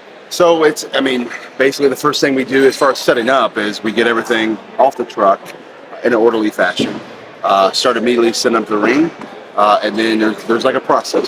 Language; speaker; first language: English; native; English